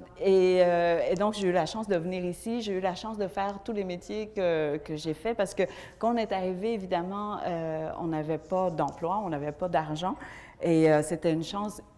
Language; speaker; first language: French; early bilingual, other home language; Vietnamese